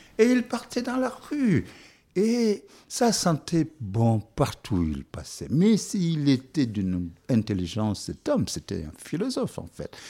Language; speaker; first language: French; non-native, local second language; Wolof